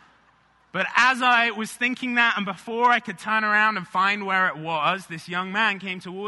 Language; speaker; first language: English; native; English